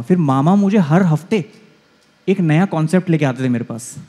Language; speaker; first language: Hindi; native; Hindi